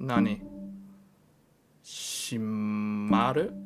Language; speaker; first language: Japanese; non-native, learner; English